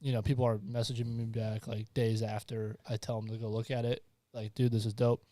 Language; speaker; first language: English; native; English